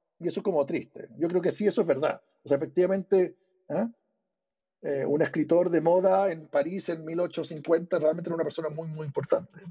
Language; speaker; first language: Spanish; early bilingual, other home language; English